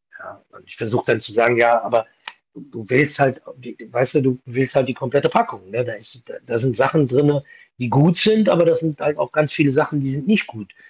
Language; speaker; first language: German; early bilingual, other home language; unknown